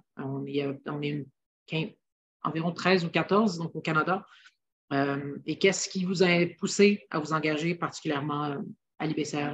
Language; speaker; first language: French; native; French